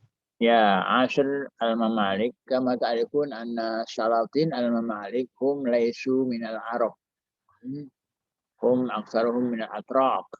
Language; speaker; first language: Arabic; non-native, fluent; Indonesian